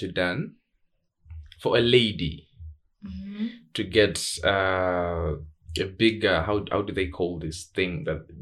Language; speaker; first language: English; non-native, local second language; Swahili